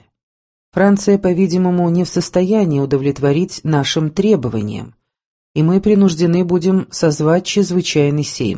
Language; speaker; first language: Russian; native; Russian